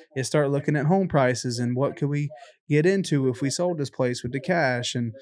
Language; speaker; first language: English; native; English